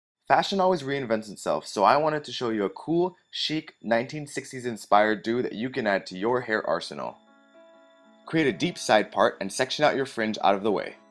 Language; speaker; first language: English; native; English